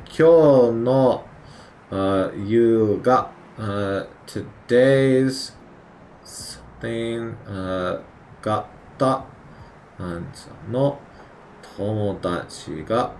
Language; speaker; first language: Japanese; non-native, learner; English